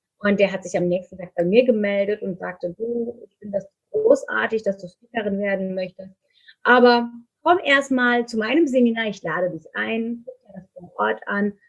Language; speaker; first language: German; non-native, fluent; Turkish